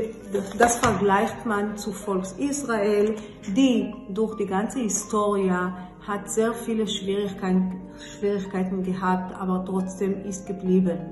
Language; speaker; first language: German; non-native, fluent; Hebrew